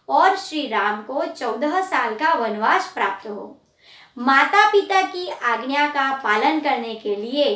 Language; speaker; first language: Hindi; non-native, local second language; Gujarati